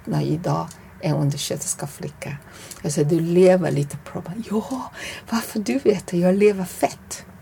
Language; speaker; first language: Swedish; non-native, learner; Chinese